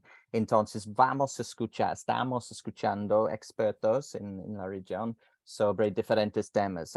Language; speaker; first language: Spanish; non-native, fluent; English